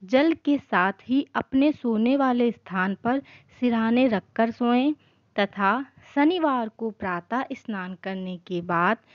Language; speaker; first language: Hindi; native; Hindi